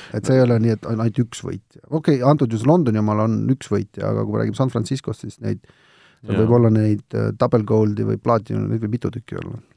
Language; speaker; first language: Estonian; native; Estonian